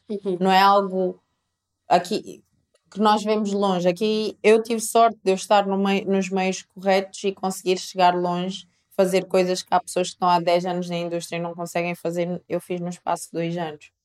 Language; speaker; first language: Portuguese; native; Portuguese